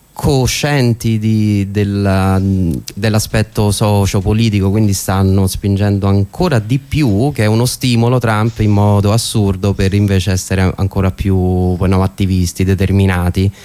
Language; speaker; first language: Italian; native; Italian